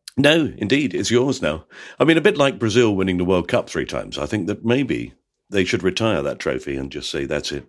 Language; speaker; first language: English; native; English